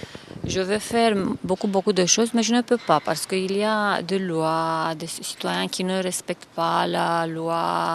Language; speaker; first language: French; non-native, learner; Romanian